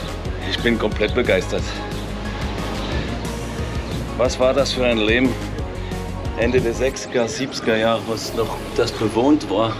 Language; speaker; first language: German; non-native, fluent; French